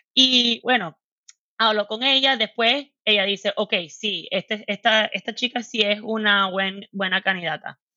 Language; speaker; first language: Spanish; early bilingual, heritage; Spanish